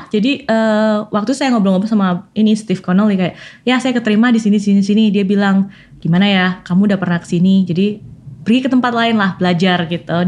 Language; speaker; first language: Indonesian; native; Indonesian